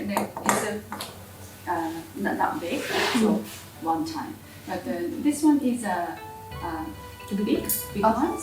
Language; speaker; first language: English; non-native, learner; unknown